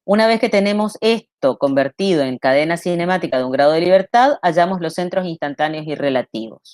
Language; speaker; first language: Spanish; native; Spanish